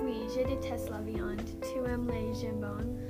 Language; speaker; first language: French; non-native, learner; English